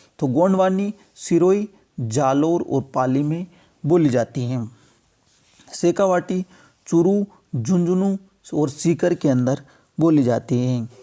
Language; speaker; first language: Hindi; native; Hindi